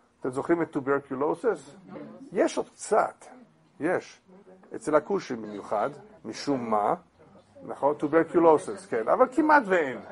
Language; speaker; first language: Hebrew; non-native, fluent; English